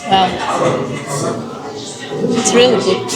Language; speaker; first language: English; non-native, learner; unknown